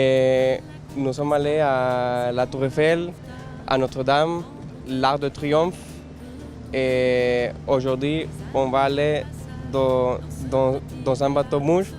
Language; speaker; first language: French; non-native, learner; Spanish